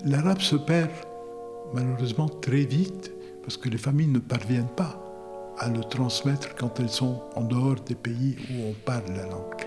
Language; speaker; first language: French; non-native, local second language; Arabic